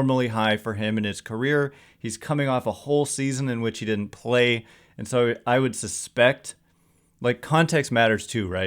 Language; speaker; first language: English; native; English